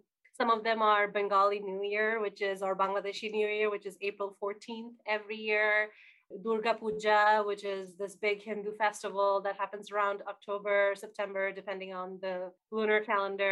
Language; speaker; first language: English; non-native, local second language; Bangla